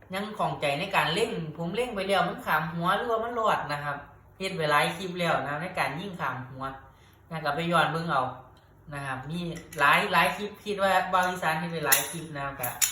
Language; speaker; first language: Thai; native; Thai